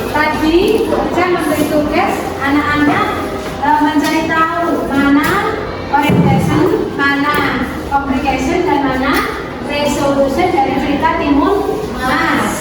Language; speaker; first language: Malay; non-native, local second language; Javanese